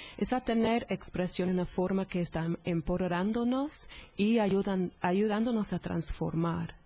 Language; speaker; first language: Spanish; non-native, fluent; English